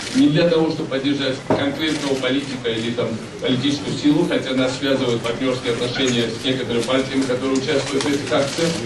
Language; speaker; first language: Russian; non-native, local second language; Georgian